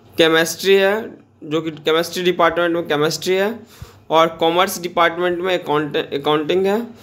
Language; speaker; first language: Hindi; native; Hindi